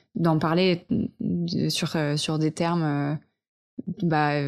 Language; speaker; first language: French; native; French